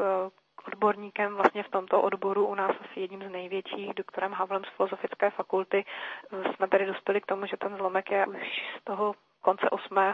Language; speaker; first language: Czech; native; Czech